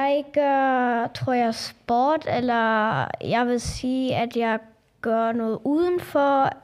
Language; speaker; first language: Danish; non-native, local second language; German